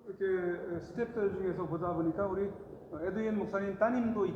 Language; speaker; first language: Korean; native; Korean